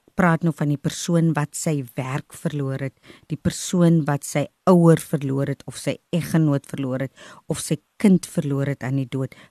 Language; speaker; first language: Afrikaans; native; Afrikaans